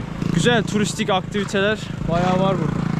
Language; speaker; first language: Turkish; native; Turkish